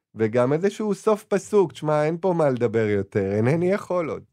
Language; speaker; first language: Hebrew; native; Hebrew